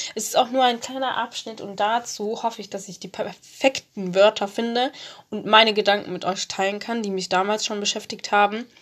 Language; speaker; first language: German; early bilingual, other home language; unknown